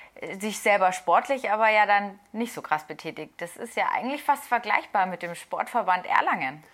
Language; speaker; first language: German; native; German